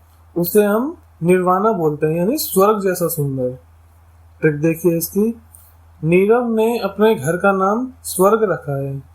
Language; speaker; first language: Hindi; native; Hindi